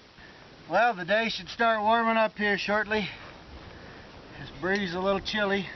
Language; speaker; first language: English; native; English